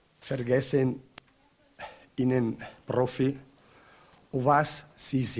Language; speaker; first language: German; non-native, learner; Italian